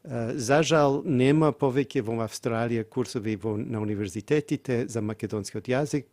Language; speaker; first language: Macedonian; non-native, fluent; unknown